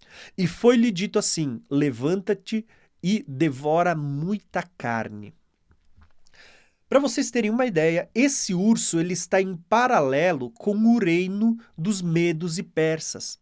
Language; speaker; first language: Portuguese; native; Portuguese